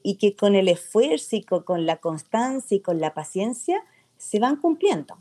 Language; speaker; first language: Spanish; native; Spanish